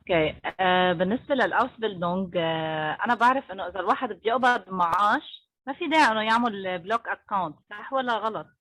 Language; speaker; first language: Arabic; native; Arabic